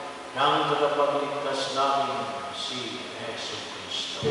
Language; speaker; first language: Filipino; native; Filipino